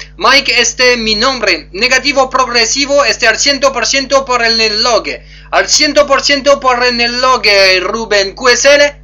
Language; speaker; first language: Spanish; non-native, learner; French